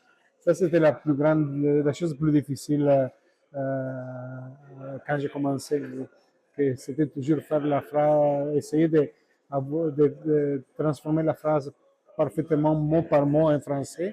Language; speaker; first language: French; non-native, learner; Italian